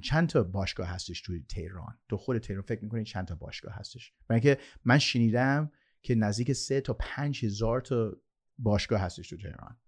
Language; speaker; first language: Persian; early bilingual, heritage; Persian